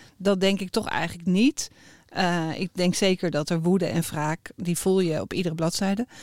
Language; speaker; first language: Dutch; native; Dutch